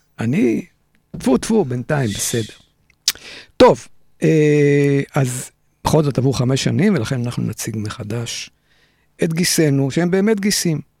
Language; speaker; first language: Hebrew; native; Hebrew